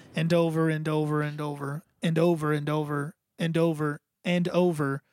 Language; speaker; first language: English; native; English